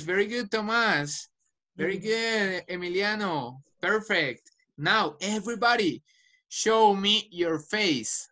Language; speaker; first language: English; non-native, fluent; Spanish